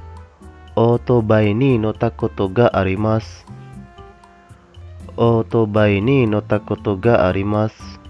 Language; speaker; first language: Japanese; non-native, fluent; Indonesian